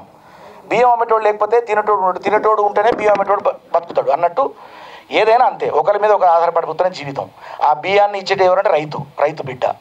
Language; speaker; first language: Telugu; native; Telugu